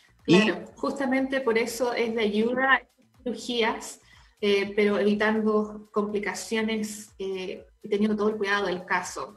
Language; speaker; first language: Spanish; native; Spanish